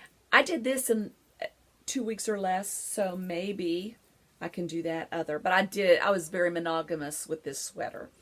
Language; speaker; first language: English; native; English